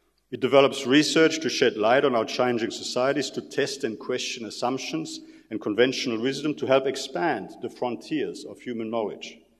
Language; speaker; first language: English; non-native, fluent; German